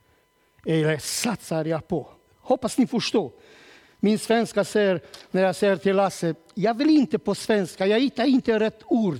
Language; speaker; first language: Swedish; non-native, learner; Romanian